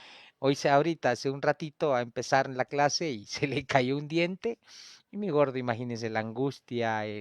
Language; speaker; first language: Spanish; native; Spanish